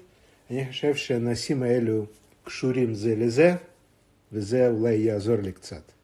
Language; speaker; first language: Hebrew; non-native, fluent; Russian